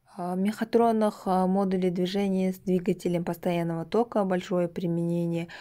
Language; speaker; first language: Russian; non-native, local second language; Kazakh